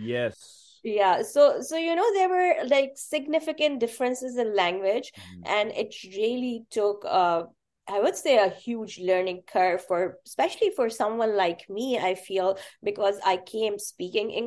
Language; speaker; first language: English; non-native, local second language; Urdu